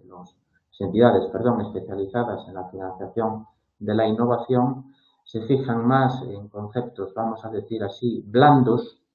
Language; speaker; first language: Spanish; native; Spanish